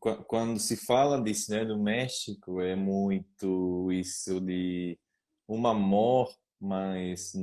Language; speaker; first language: Portuguese; non-native, learner; Spanish